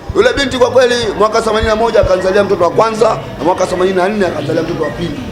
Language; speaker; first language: Swahili; native; Swahili